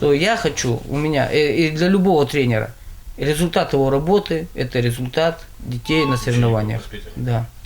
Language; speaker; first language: Russian; native; Russian